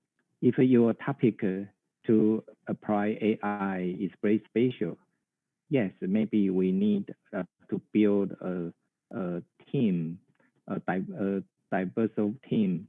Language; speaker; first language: English; non-native, fluent; Chinese